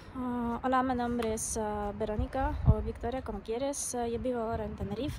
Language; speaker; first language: Spanish; non-native, fluent; Russian